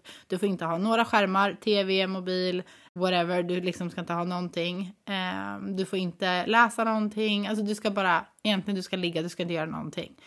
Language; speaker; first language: Swedish; native; Swedish